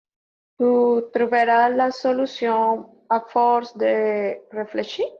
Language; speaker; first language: French; non-native, learner; Spanish